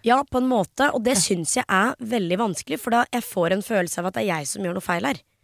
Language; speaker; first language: Norwegian; early bilingual, other home language; Hindi